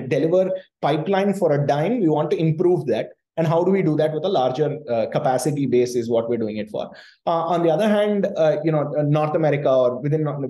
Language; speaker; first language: English; non-native, local second language; Tamil